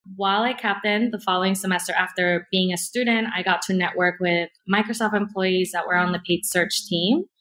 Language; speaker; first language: English; early bilingual, other home language; Spanish